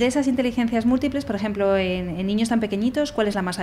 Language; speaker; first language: Spanish; native; Spanish